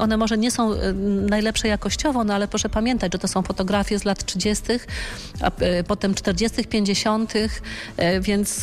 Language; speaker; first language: Polish; native; Polish